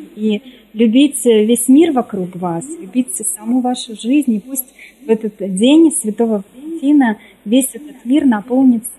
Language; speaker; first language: Russian; native; Russian